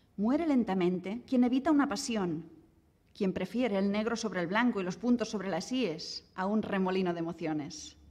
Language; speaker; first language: Spanish; non-native, local second language; Catalan